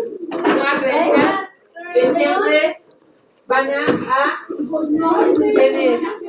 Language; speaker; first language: Spanish; native; Spanish